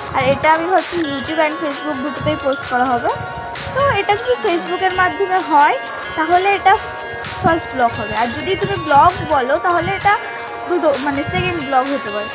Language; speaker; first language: Bangla; non-native, local second language; Hindi